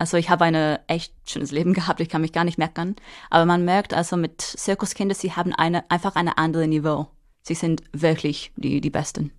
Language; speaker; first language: German; non-native, fluent; English